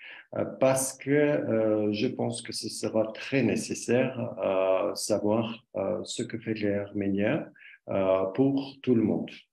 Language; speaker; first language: French; non-native, learner; Armenian